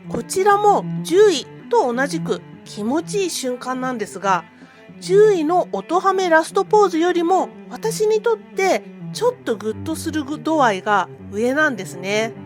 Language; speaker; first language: Japanese; native; Japanese